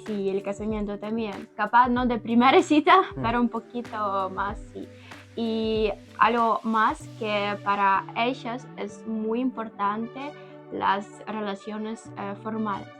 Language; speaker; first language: Spanish; non-native, learner; Ukrainian